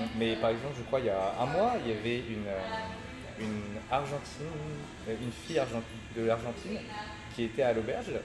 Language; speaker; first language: French; native; French